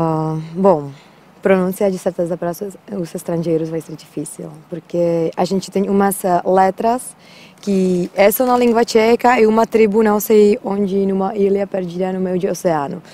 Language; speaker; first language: Portuguese; non-native, fluent; Czech